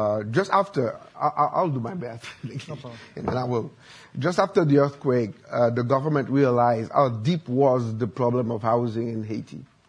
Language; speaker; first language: English; non-native, learner; Haitian Creole